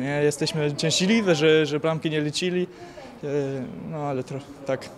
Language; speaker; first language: Polish; early bilingual, heritage; German